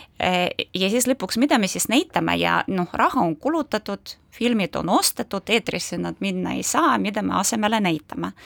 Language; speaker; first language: Estonian; non-native, local second language; Russian